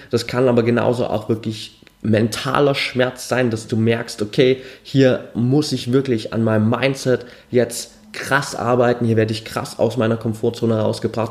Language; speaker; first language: German; native; German